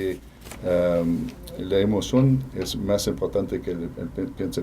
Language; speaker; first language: Spanish; non-native, fluent; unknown